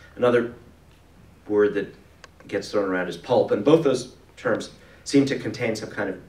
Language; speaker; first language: English; native; English